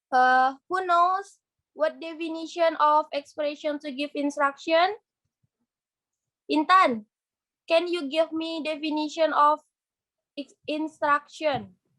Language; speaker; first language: English; non-native, learner; Indonesian